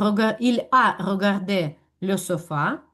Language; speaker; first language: French; non-native, fluent; Ukrainian